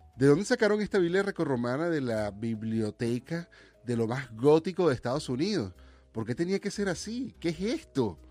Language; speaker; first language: Spanish; native; Spanish